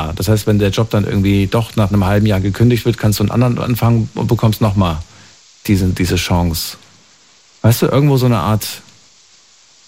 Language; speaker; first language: German; native; German